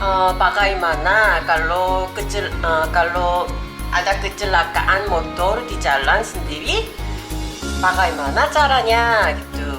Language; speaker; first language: Indonesian; non-native, learner; Korean